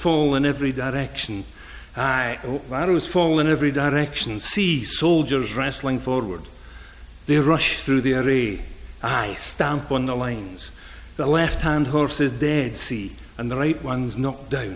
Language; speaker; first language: English; native; English